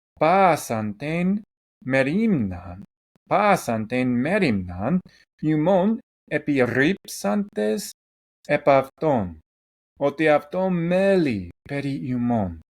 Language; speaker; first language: Greek; non-native, fluent; English